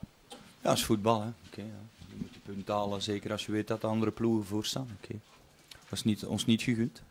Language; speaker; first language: Dutch; native; Dutch